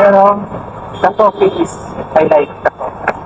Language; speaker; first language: English; non-native, fluent; Filipino